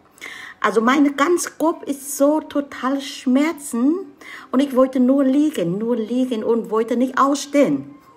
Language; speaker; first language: German; non-native, learner; Vietnamese